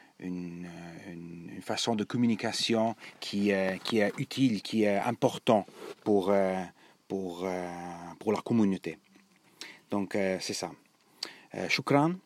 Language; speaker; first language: French; non-native, learner; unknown